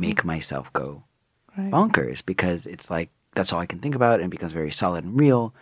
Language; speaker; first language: English; native; English